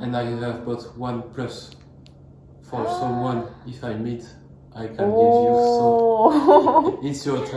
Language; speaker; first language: English; non-native, learner; French